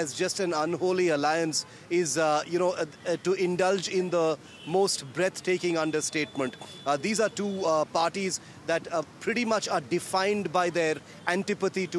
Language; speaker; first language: English; non-native, local second language; Tamil